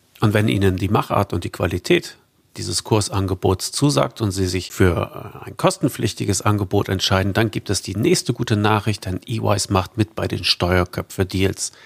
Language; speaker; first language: German; native; German